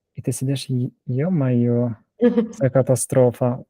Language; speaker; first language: Ukrainian; native; Ukrainian